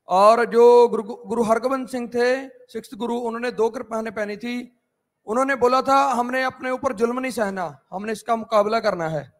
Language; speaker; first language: Hindi; non-native, local second language; Punjabi